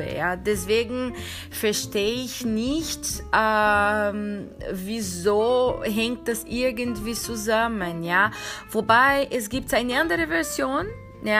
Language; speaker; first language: German; non-native, fluent; Portuguese